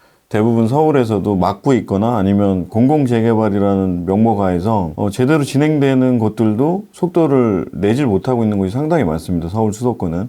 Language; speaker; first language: Korean; native; Korean